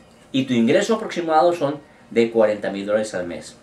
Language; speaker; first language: Spanish; native; Spanish